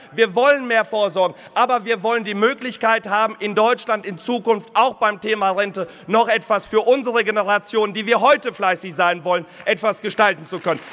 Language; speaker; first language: German; early bilingual, other home language; Polish